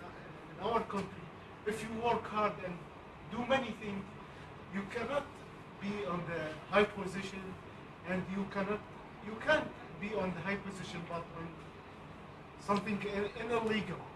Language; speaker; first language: English; non-native, learner; Arabic